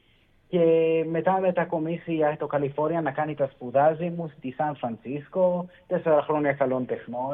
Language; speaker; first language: Greek; early bilingual, heritage; Greek